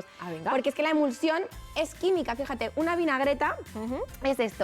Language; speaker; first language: Spanish; native; Spanish